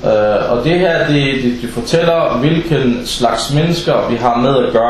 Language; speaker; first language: Danish; non-native, fluent; Arabic